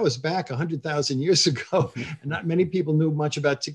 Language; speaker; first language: English; native; English